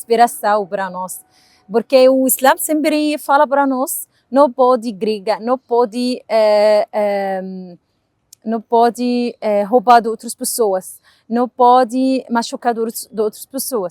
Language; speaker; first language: Portuguese; non-native, learner; Arabic